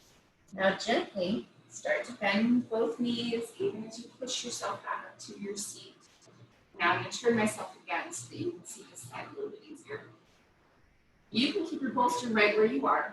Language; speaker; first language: English; native; English